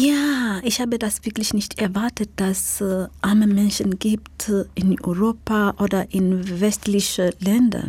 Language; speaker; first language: German; non-native, learner; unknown